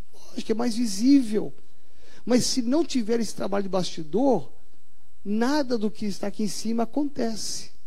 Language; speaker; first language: Portuguese; native; Portuguese